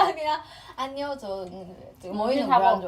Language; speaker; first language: Korean; non-native, fluent; Chinese